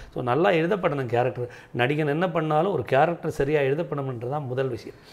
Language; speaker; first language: Tamil; non-native, local second language; Malayalam